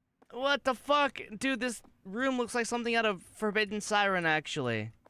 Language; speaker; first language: English; native; English